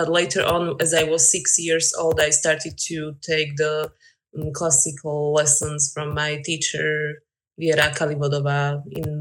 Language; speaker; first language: English; non-native, fluent; Slovak